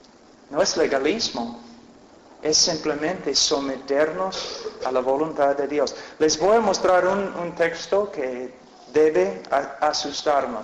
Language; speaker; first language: Spanish; non-native, fluent; English